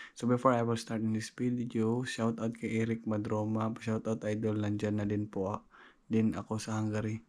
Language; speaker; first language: Filipino; native; Filipino